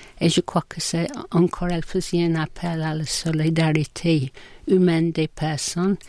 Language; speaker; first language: French; non-native, fluent; English